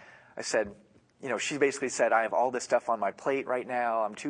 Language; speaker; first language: English; native; English